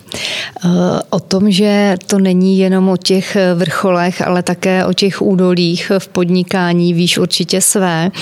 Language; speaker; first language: Czech; native; Czech